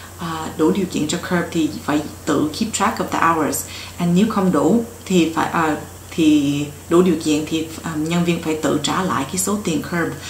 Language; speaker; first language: Vietnamese; early bilingual, heritage; Vietnamese